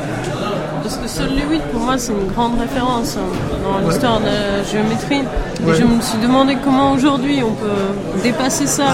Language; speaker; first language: French; native; French